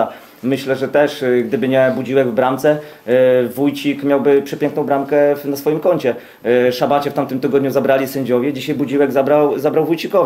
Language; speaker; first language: Polish; native; Polish